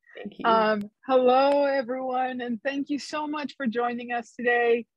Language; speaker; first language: English; non-native, fluent; Spanish